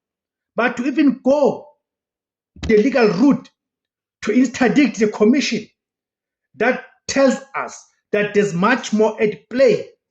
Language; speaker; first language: English; non-native, local second language; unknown